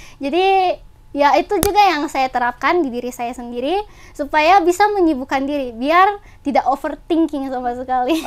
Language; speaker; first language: Indonesian; native; Indonesian